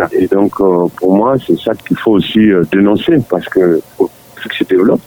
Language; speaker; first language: French; non-native, local second language; Dyula